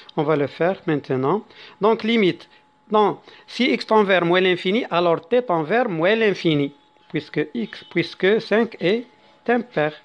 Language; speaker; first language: French; non-native, local second language; Arabic